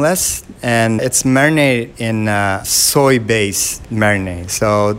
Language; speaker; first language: English; non-native, fluent; Japanese